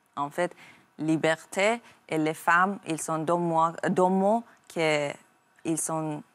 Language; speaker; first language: French; non-native, learner; Persian